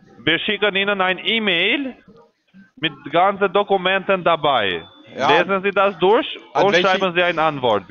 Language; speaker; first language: German; non-native, fluent; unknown